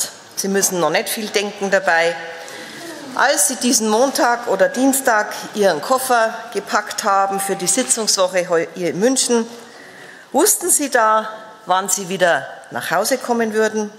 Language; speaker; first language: German; native; German